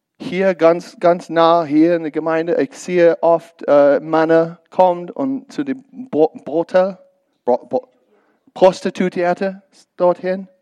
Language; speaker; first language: German; non-native, learner; English